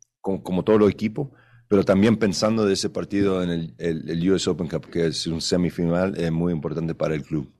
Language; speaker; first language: Spanish; early bilingual, other home language; English